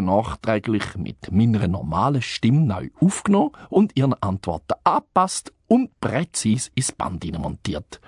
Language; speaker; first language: German; native; German